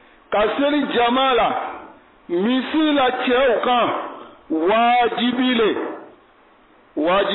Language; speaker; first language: Arabic; non-native, fluent; Bambara